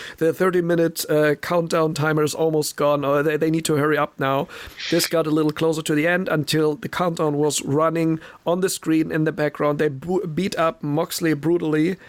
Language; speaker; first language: English; non-native, fluent; German